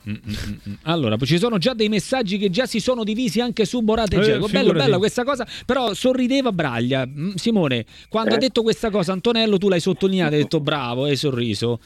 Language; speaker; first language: Italian; native; Italian